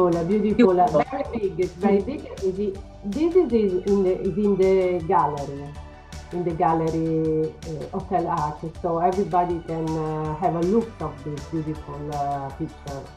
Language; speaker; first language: English; non-native, learner; Italian